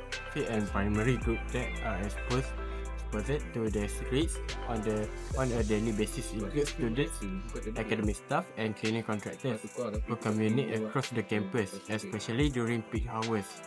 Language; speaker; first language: English; non-native, local second language; Malay